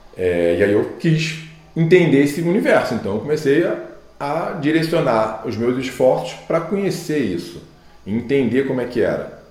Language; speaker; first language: Portuguese; native; Portuguese